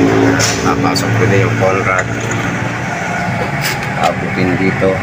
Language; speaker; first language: Filipino; native; Filipino